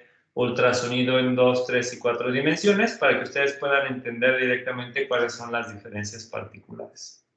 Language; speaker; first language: Spanish; native; Spanish